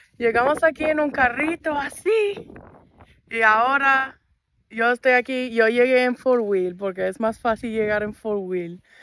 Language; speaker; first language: Spanish; non-native, fluent; English